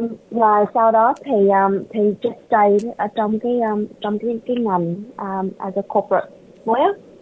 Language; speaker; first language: Vietnamese; early bilingual, heritage; Vietnamese